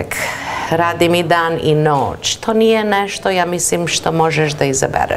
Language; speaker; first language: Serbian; early bilingual, heritage; Serbian